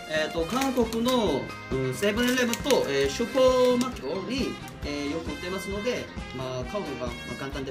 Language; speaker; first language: Japanese; non-native, learner; Korean